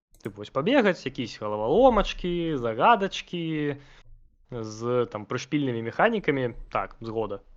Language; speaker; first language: Belarusian; non-native, local second language; Russian